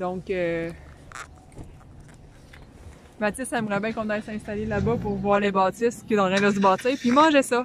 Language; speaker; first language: French; native; French